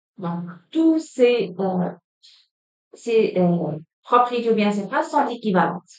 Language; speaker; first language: French; non-native, local second language; Arabic